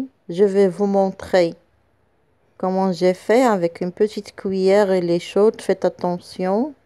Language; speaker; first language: French; non-native, local second language; Arabic